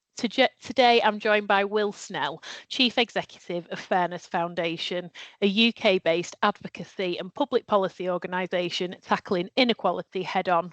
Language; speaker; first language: English; native; English